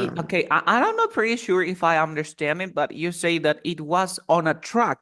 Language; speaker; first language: English; non-native, fluent; Spanish